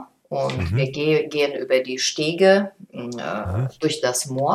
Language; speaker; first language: German; non-native, fluent; Lithuanian